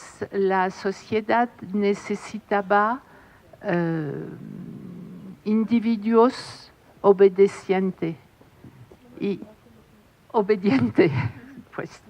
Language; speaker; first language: Spanish; non-native, fluent; French